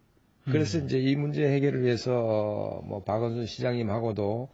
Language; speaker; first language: Korean; native; Korean